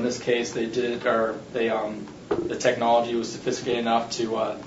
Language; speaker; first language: English; native; English